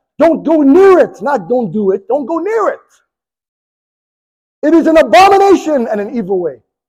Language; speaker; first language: English; native; English